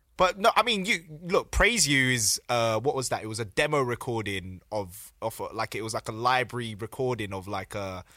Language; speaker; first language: English; native; English